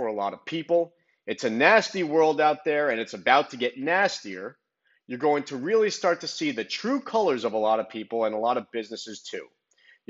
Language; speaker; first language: English; native; English